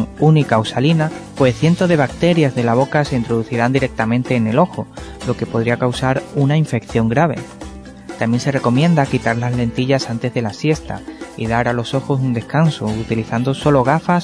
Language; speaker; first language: Spanish; native; Spanish